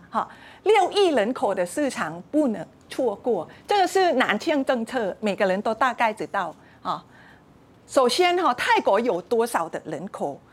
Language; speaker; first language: Chinese; non-native, fluent; Thai